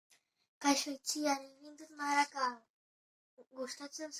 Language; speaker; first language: Basque; non-native, local second language; Spanish